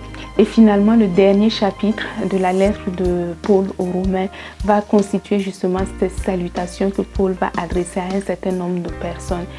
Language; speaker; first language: French; native; French